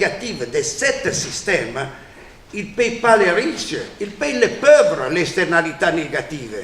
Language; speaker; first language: French; non-native, fluent; Italian